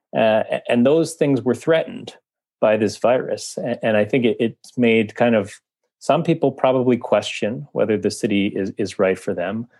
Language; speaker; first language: English; native; English